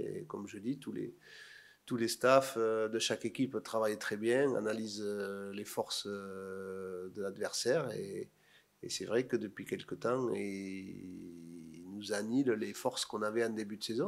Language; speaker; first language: French; native; French